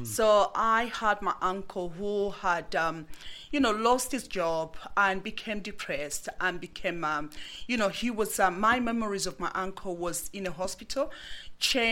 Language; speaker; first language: English; non-native, local second language; Bemba